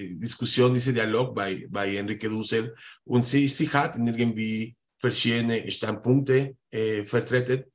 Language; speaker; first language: German; non-native, fluent; Spanish